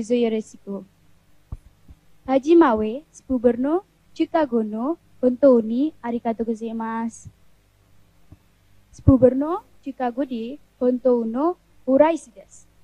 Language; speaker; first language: Japanese; non-native, learner; Indonesian